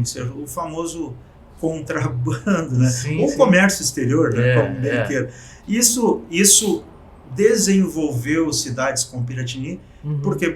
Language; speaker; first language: Portuguese; native; Portuguese